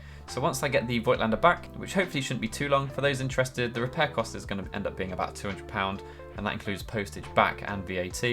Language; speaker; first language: English; native; English